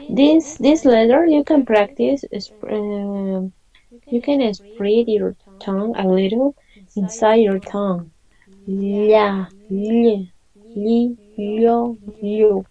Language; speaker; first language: English; non-native, fluent; Spanish